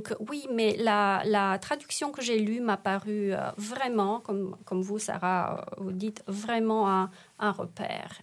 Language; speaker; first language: French; non-native, fluent; Romanian